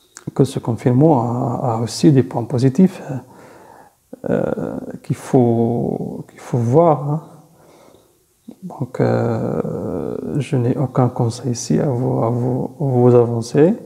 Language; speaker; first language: French; non-native, fluent; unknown